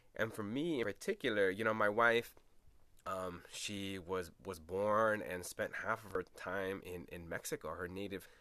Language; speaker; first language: English; early bilingual, other home language; Spanish